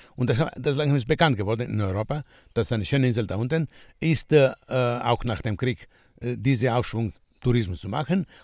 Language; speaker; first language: German; non-native, fluent; Greek